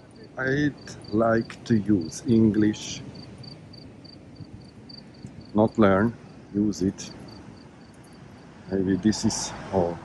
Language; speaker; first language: English; non-native, learner; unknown